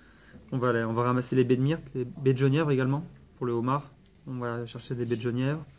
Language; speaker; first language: French; native; French